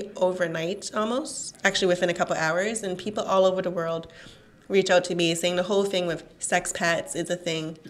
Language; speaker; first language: English; non-native, fluent; Cantonese